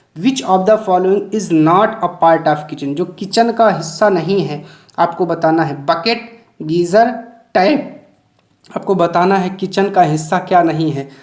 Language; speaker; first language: Hindi; native; Hindi